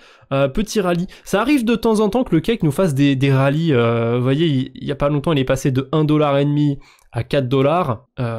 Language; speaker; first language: French; native; French